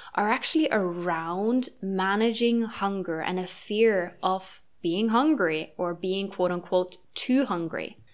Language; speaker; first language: English; non-native, fluent; Norwegian